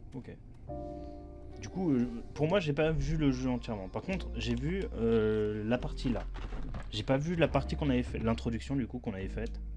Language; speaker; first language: French; native; French